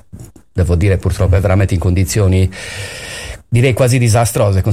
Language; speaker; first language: Italian; native; Italian